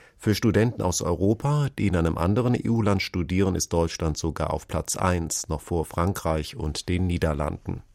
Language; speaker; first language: German; native; German